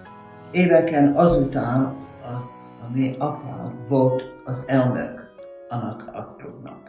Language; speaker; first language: Hungarian; early bilingual, heritage; Hungarian